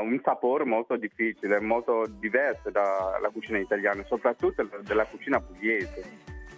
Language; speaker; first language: Italian; non-native, fluent; Morisyen